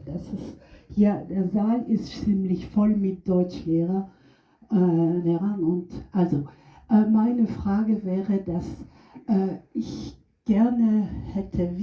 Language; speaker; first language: German; non-native, fluent; French